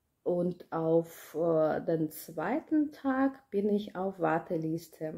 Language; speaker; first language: German; non-native, learner; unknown